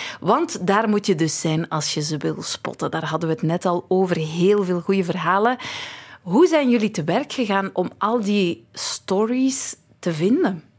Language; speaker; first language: Dutch; native; Dutch